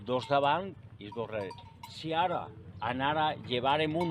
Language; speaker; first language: Catalan; native; Catalan